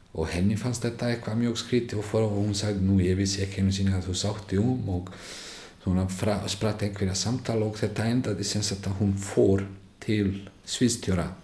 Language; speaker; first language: Icelandic; non-native, fluent; Bosnian